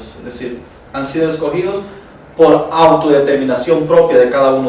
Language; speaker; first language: Spanish; native; Spanish